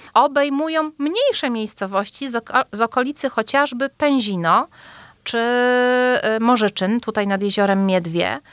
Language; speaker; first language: Polish; native; Polish